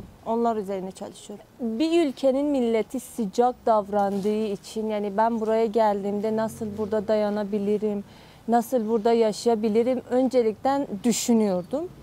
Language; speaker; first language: Turkish; non-native, fluent; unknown